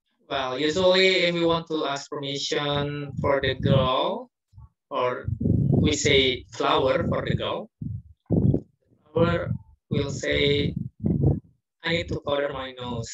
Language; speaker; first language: English; non-native, fluent; Indonesian